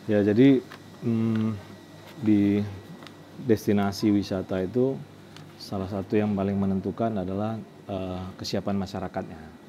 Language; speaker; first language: Indonesian; native; Indonesian